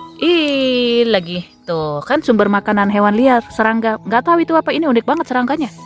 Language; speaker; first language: Indonesian; native; Indonesian